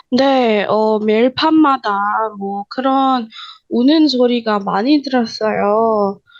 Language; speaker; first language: Korean; non-native, learner; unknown